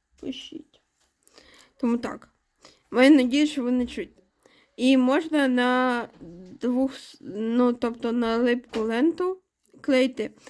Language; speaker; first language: Ukrainian; non-native, local second language; Russian